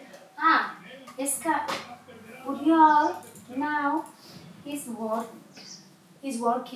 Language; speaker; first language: Catalan; non-native, learner; English